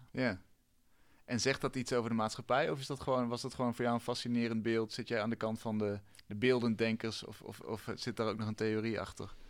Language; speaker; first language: Dutch; native; Dutch